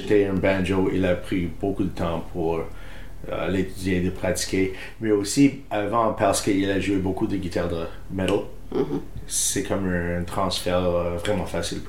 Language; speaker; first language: French; non-native, fluent; English